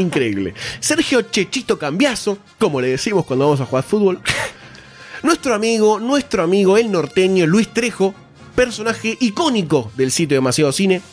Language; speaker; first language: Spanish; native; Spanish